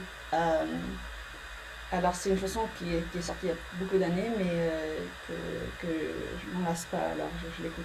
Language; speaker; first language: French; early bilingual, heritage; English